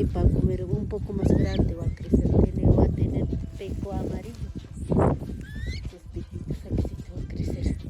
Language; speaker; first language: Spanish; non-native, local second language; Aymara